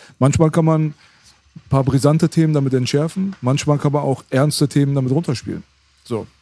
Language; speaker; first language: German; early bilingual, other home language; Persian